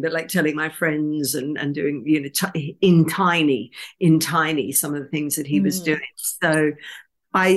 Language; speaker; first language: English; native; English